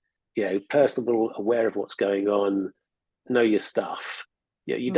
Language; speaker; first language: English; native; English